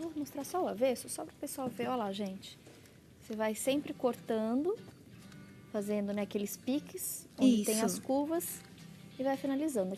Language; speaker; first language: Portuguese; native; Portuguese